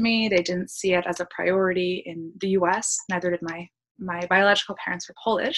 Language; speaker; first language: English; early bilingual, other home language; Polish